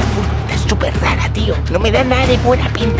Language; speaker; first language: Spanish; native; Spanish